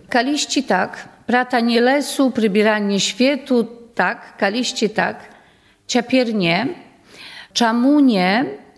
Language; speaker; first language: Belarusian; native; Belarusian